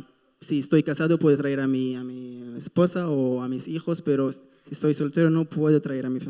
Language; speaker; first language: Spanish; non-native, fluent; Arabic